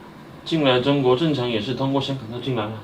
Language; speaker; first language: Chinese; native; Chinese